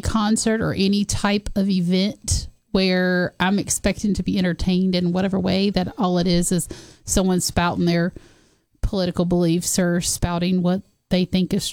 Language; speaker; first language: English; native; English